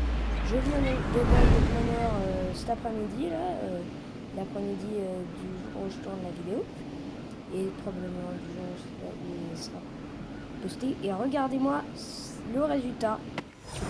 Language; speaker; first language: French; native; French